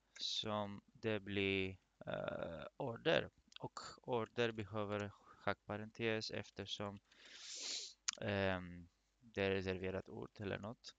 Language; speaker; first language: Swedish; non-native, fluent; Greek